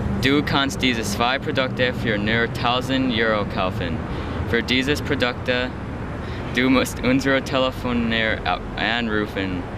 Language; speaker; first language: German; non-native, learner; English